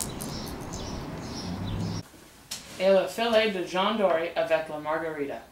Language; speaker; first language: French; non-native, learner; English